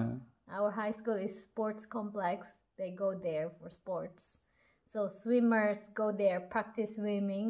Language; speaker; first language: English; non-native, local second language; Cebuano